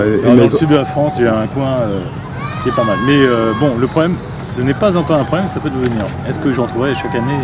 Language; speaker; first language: French; native; French